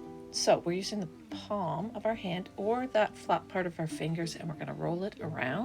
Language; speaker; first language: English; native; English